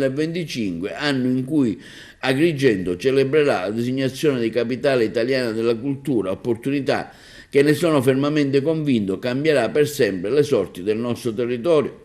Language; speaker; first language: Italian; native; Italian